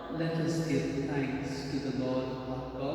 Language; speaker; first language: English; non-native, local second language; Konkani